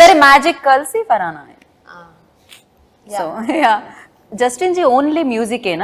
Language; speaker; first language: Telugu; native; Telugu